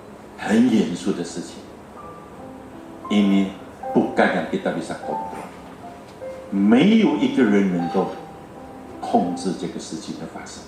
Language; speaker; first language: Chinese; early bilingual, heritage; Chinese